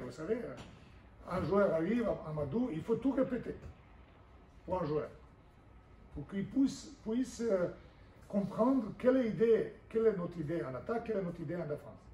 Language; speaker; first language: French; non-native, fluent; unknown